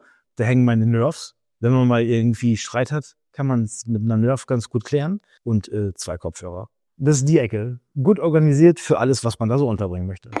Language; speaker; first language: German; native; German